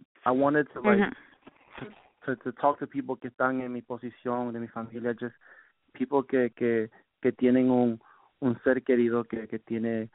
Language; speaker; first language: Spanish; early bilingual, heritage; Spanish